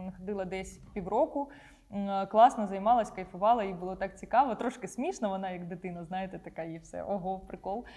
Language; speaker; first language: Ukrainian; non-native, local second language; Russian